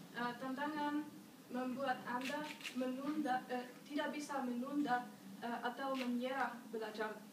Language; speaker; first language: Indonesian; non-native, learner; German